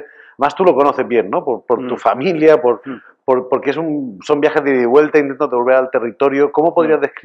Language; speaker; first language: Spanish; native; Spanish